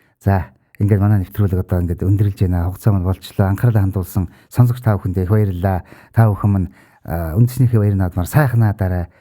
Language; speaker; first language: Mongolian; native; Mongolian